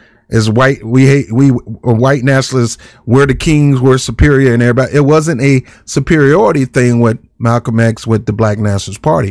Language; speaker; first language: English; native; English